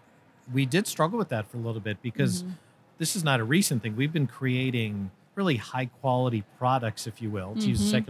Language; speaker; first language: English; native; English